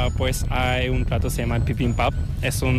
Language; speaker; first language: Spanish; non-native, learner; Korean